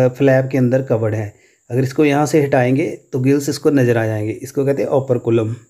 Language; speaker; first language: Urdu; non-native, local second language; Punjabi